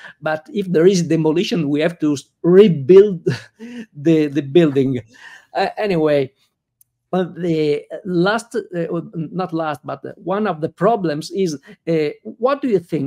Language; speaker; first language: English; non-native, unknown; Italian